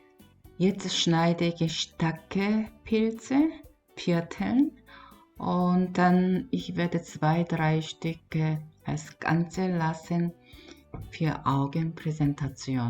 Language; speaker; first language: German; non-native, learner; Korean